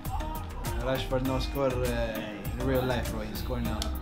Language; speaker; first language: English; non-native, learner; Arabic